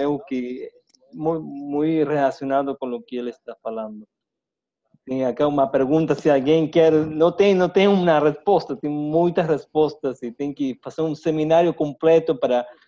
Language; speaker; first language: Portuguese; non-native, fluent; Spanish